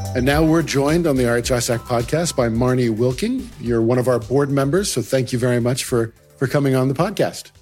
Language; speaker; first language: English; early bilingual, other home language; Dutch